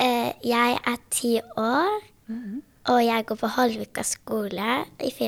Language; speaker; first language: Norwegian; early bilingual, other home language; French